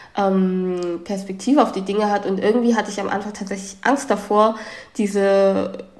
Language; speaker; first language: German; early bilingual, other home language; Vietnamese